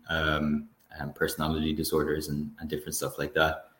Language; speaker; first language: English; native; English